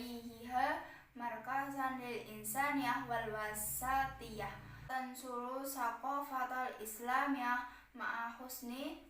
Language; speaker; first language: Arabic; non-native, learner; Indonesian